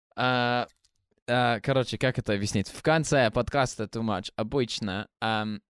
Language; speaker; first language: Russian; non-native, fluent; English